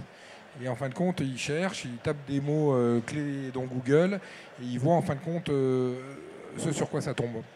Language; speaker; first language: French; native; French